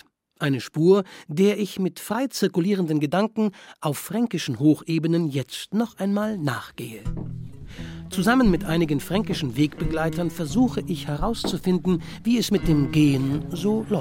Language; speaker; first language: German; native; German